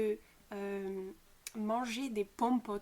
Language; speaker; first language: French; non-native, fluent; Bulgarian